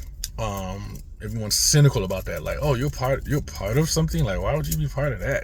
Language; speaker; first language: English; native; English